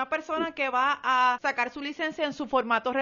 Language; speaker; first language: Spanish; native; Spanish